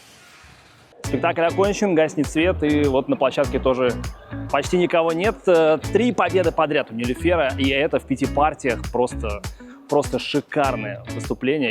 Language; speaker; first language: Russian; native; Russian